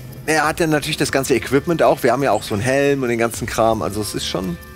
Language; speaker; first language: German; native; German